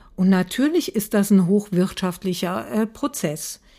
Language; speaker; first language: German; native; German